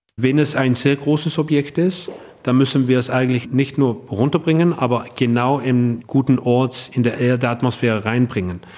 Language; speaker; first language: German; non-native, local second language; French